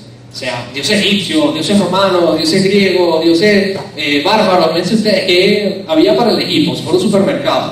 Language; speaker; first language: Spanish; native; Spanish